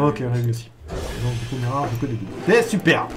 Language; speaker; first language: French; native; French